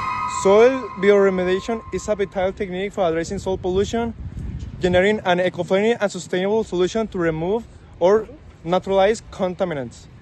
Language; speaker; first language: English; non-native, learner; Spanish